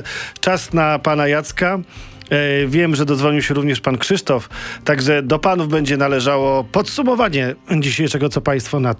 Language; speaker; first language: Polish; native; Polish